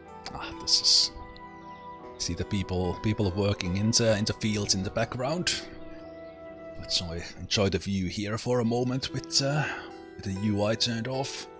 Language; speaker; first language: English; non-native, fluent; Finnish